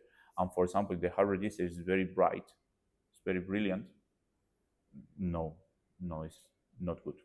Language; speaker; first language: English; non-native, learner; Spanish